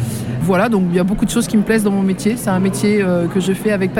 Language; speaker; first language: French; native; French